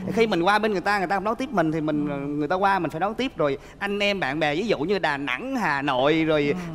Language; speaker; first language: Vietnamese; native; Vietnamese